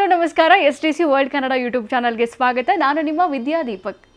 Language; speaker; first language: Kannada; native; Kannada